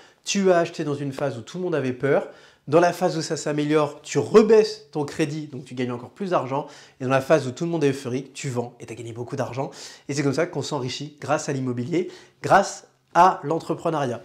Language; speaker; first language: French; native; French